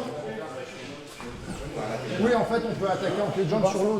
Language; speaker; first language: French; native; French